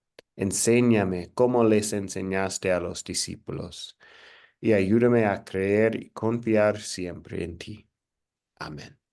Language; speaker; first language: Spanish; non-native, fluent; English